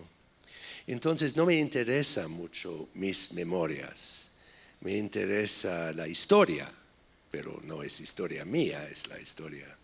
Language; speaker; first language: Spanish; non-native, fluent; English